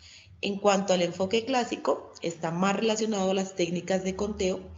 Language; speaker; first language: Spanish; native; Spanish